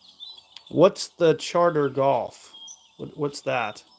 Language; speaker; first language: English; native; English